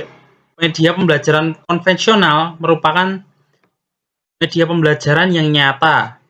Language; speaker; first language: Indonesian; native; Indonesian